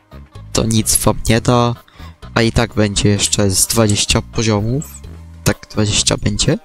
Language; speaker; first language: Polish; native; Polish